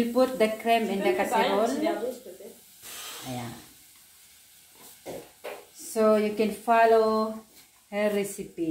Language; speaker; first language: English; non-native, learner; Filipino